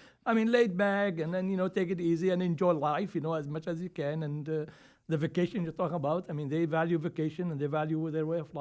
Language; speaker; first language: English; non-native, fluent; Greek